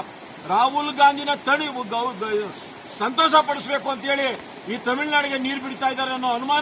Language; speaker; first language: Kannada; native; Kannada